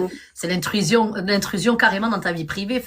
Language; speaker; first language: French; native; French